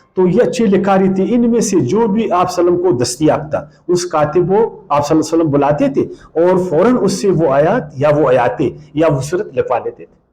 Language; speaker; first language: Urdu; non-native, local second language; Pashto